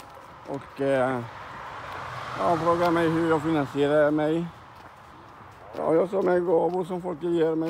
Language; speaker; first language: Swedish; non-native, learner; Spanish